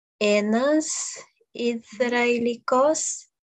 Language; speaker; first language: Greek; non-native, learner; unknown